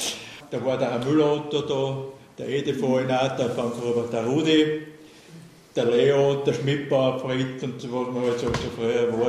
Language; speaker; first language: German; native; German